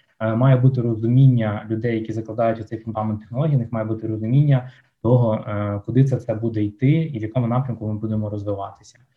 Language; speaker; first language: Ukrainian; non-native, local second language; Russian